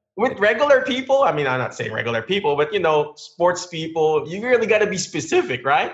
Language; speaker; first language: English; non-native, local second language; Filipino